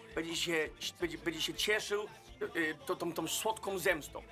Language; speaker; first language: Polish; non-native, fluent; Danish